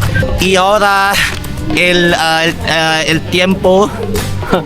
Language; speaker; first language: Spanish; non-native, learner; Filipino